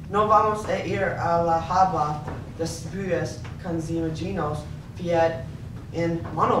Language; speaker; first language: Spanish; non-native, learner; English